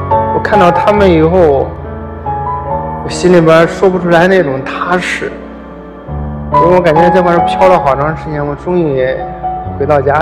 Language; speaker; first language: Chinese; native; Chinese